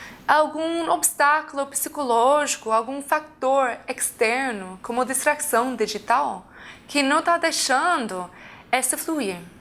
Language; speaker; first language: Portuguese; non-native, fluent; English